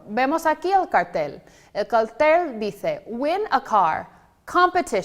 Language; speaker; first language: Spanish; non-native, fluent; English